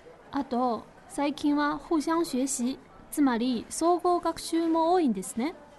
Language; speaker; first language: Japanese; non-native, fluent; Chinese